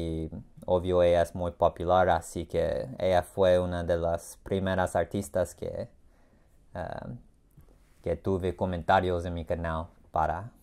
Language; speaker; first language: Spanish; non-native, learner; English